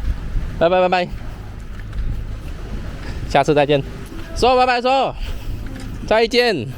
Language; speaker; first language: Chinese; native; Chinese